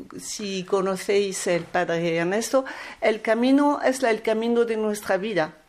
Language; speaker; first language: Spanish; non-native, learner; French